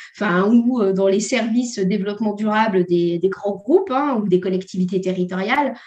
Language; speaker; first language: French; native; French